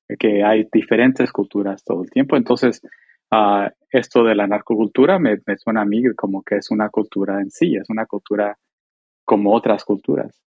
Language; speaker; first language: Spanish; early bilingual, heritage; Spanish